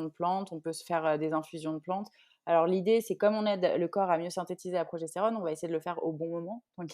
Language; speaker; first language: French; native; French